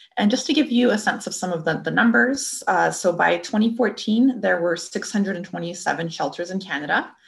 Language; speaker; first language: English; native; English